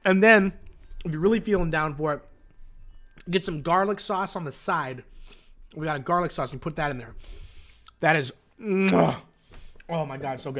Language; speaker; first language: English; native; English